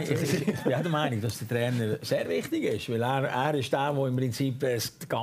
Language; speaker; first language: German; native; German